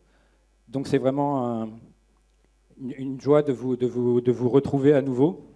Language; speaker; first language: French; native; French